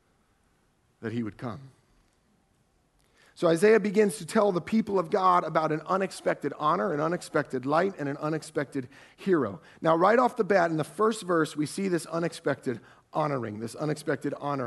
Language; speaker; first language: English; native; English